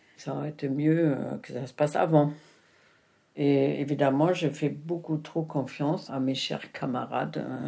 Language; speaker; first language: French; non-native, fluent; German